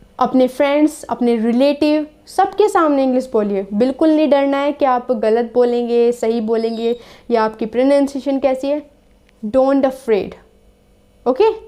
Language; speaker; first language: Hindi; native; Hindi